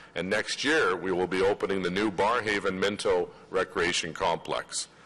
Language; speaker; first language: English; native; English